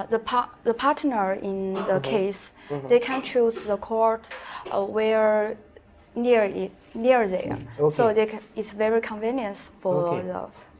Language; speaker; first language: English; non-native, learner; Chinese